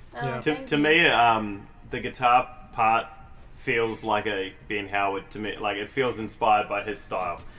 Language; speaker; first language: English; native; English